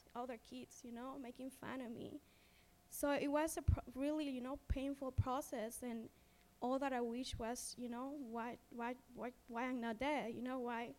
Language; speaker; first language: English; non-native, fluent; Spanish